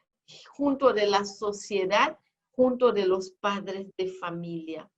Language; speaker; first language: Spanish; non-native, fluent; Portuguese